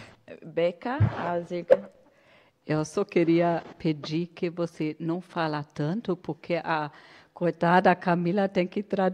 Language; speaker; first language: Portuguese; non-native, fluent; German